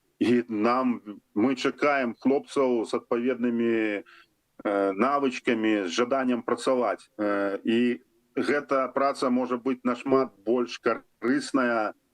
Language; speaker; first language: Belarusian; non-native, local second language; Russian